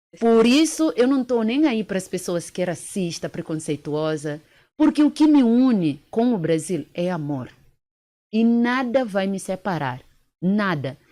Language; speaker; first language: Portuguese; early bilingual, other home language; Upper Guinea Crioulo